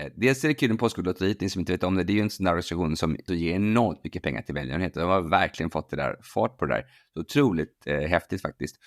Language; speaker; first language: Swedish; native; Swedish